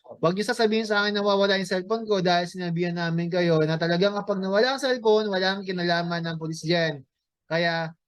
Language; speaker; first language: Filipino; native; Filipino